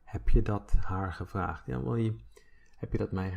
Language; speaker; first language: Dutch; non-native, fluent; English